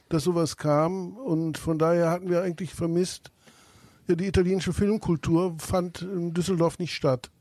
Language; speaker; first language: German; native; German